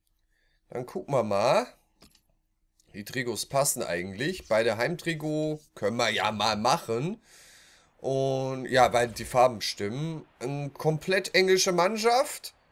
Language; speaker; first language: German; native; German